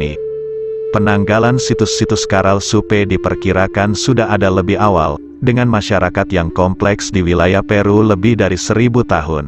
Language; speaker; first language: Indonesian; native; Indonesian